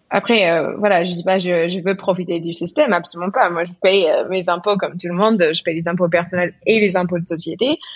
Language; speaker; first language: French; non-native, fluent; English